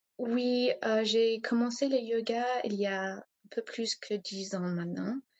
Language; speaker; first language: French; non-native, fluent; English